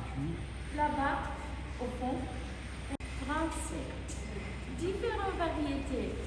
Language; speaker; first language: French; non-native, learner; Portuguese